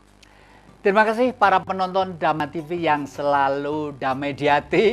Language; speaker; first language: Indonesian; native; Indonesian